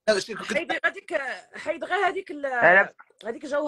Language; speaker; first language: Arabic; native; Arabic